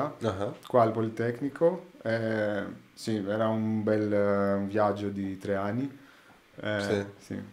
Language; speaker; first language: Italian; non-native, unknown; Greek